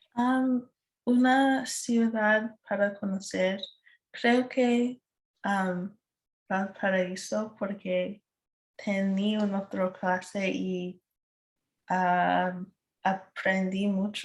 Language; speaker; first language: Spanish; non-native, learner; English